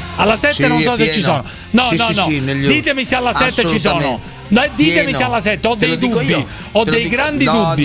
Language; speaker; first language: Italian; native; Italian